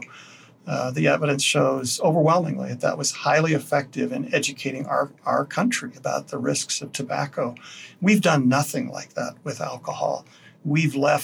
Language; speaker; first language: English; native; English